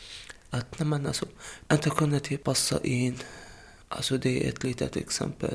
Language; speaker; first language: Swedish; non-native, fluent; Arabic